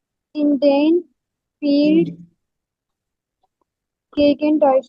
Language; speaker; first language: German; non-native, learner; Hindi